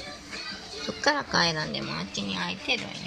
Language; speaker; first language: Japanese; native; Japanese